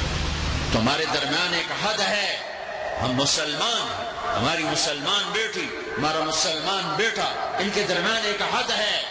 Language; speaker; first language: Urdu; non-native, local second language; Punjabi